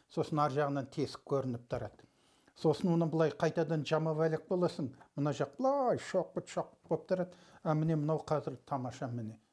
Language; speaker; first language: Kazakh; early bilingual, heritage; Kazakh